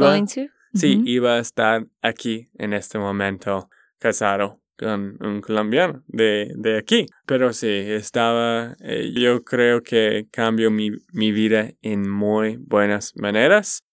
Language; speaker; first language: Spanish; non-native, learner; English